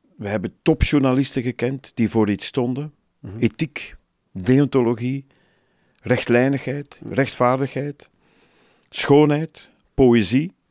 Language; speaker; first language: Dutch; native; Dutch